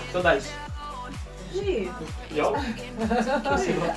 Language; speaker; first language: Russian; native; Russian